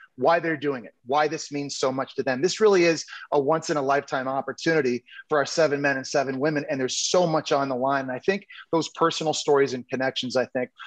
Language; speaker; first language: English; native; English